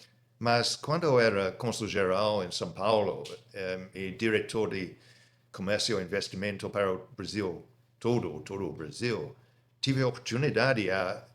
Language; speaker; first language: Portuguese; non-native, fluent; English